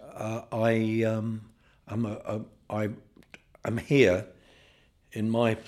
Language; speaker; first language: English; native; English